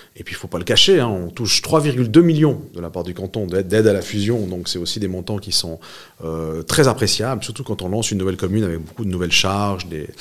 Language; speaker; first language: French; native; French